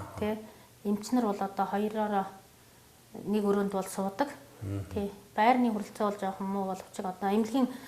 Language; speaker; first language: Mongolian; native; Mongolian